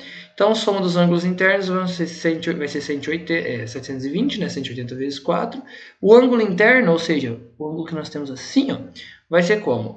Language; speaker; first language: Portuguese; native; Portuguese